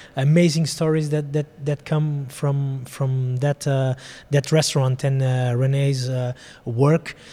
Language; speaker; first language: English; non-native, fluent; Portuguese